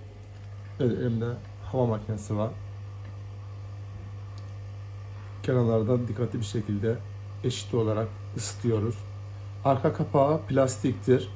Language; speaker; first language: Turkish; native; Turkish